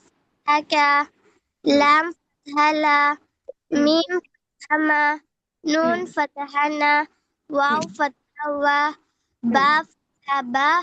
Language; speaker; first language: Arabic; non-native, learner; Tamil